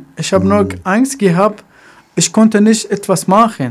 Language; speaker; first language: German; non-native, learner; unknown